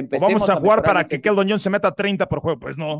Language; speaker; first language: Spanish; native; Spanish